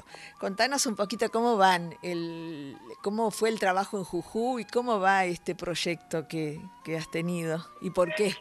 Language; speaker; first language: Spanish; native; Spanish